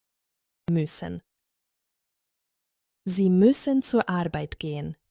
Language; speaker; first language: German; non-native, fluent; Croatian